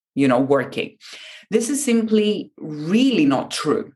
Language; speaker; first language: English; non-native, fluent; Japanese